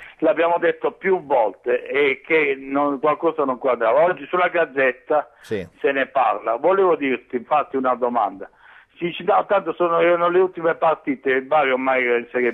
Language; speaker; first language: Italian; native; Italian